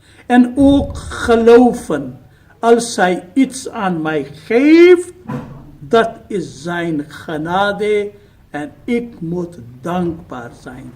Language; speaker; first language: Dutch; non-native, fluent; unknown